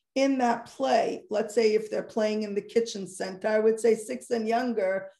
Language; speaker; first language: English; native; English